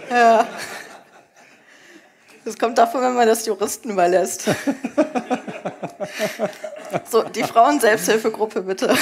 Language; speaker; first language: German; native; German